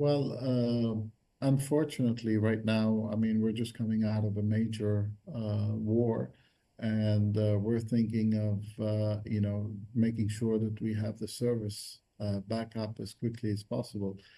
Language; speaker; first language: English; non-native, fluent; Arabic